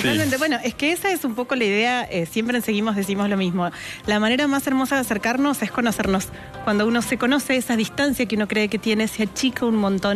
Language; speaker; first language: Spanish; native; Spanish